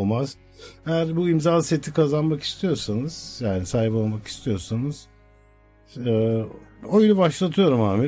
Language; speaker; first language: Turkish; native; Turkish